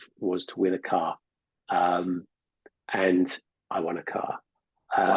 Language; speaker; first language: English; native; English